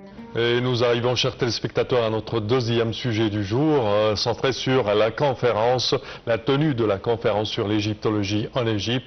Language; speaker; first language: French; non-native, fluent; Arabic